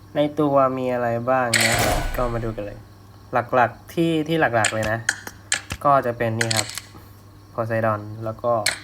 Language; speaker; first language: Thai; native; Thai